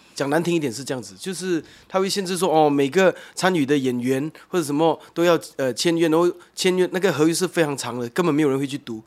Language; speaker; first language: Chinese; native; Chinese